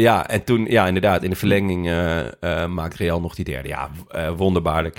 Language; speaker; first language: Dutch; native; Dutch